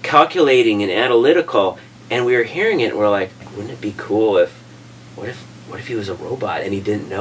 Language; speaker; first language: English; native; English